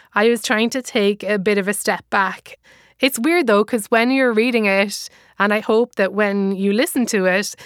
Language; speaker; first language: English; native; English